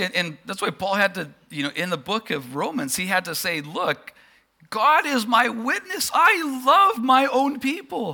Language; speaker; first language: English; native; English